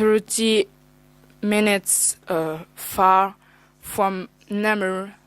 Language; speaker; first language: English; non-native, learner; French